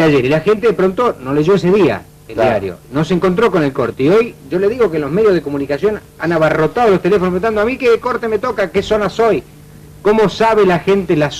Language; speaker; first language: Spanish; native; Spanish